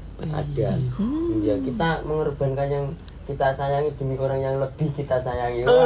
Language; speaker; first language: Indonesian; non-native, local second language; Javanese